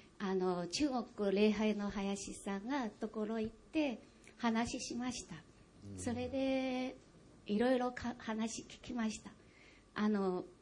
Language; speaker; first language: Japanese; non-native, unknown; Chinese